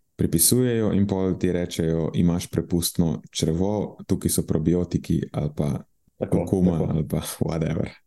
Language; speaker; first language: Slovenian; early bilingual, other home language; Bosnian